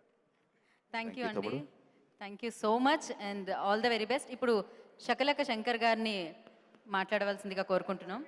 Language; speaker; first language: Telugu; native; Telugu